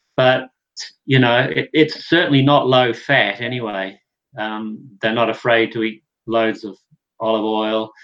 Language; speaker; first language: English; native; English